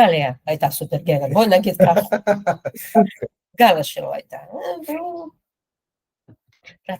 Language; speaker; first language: Hebrew; non-native, fluent; Russian